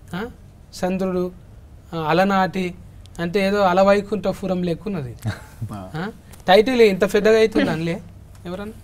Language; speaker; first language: Telugu; native; Telugu